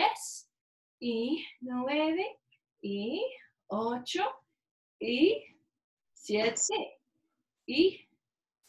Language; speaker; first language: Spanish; non-native, learner; English